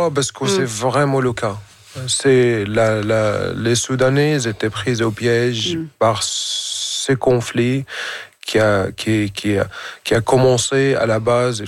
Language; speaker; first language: French; non-native, fluent; Arabic